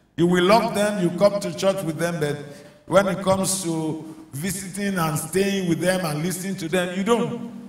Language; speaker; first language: English; non-native, local second language; Yoruba